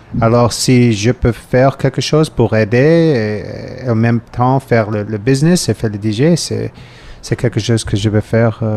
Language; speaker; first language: French; non-native, learner; English